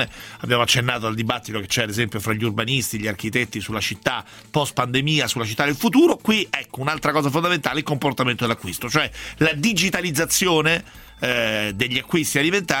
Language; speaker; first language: Italian; native; Italian